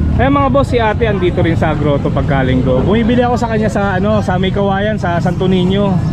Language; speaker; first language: Filipino; native; Filipino